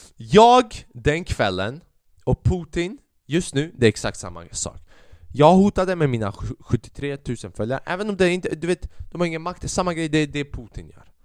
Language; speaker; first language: Swedish; early bilingual, other home language; Albanian